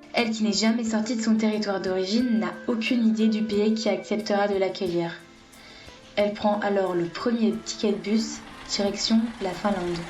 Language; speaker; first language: French; native; French